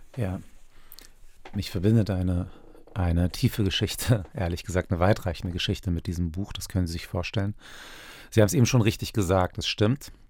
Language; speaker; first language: German; early bilingual, other home language; Turkish